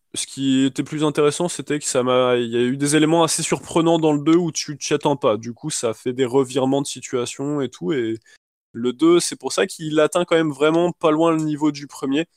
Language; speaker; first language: French; native; French